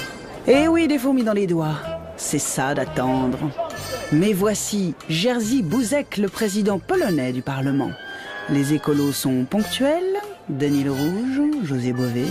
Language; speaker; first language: French; native; French